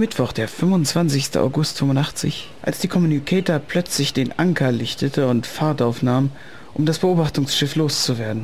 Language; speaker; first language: German; native; German